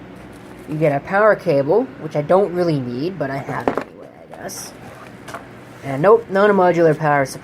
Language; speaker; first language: English; native; English